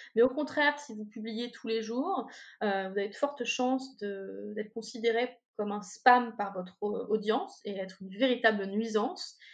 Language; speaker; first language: French; native; French